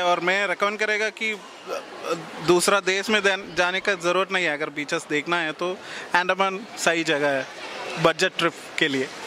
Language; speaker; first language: Hindi; non-native, local second language; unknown